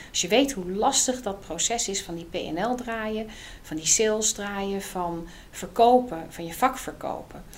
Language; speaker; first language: Dutch; native; Dutch